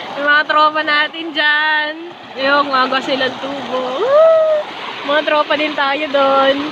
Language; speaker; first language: Filipino; native; Filipino